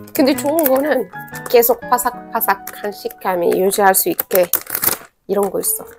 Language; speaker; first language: Korean; non-native, fluent; Arabic